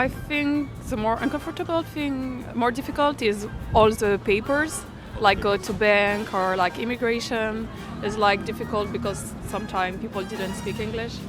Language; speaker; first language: English; non-native, fluent; French